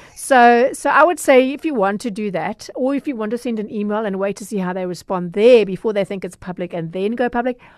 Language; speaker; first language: English; native; English